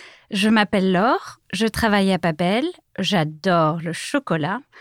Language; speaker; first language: French; native; French